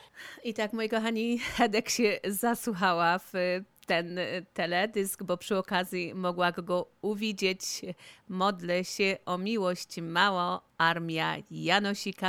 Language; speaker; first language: Polish; native; Polish